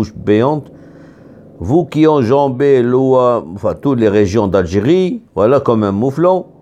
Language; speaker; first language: French; non-native, local second language; Arabic